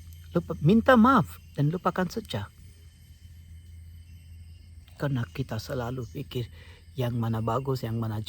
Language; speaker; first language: Indonesian; non-native, fluent; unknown